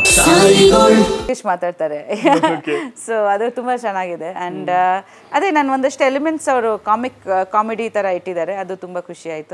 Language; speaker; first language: Kannada; non-native, local second language; Bangla